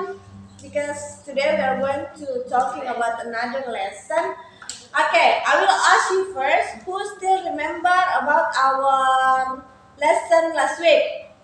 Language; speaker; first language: English; non-native, learner; Indonesian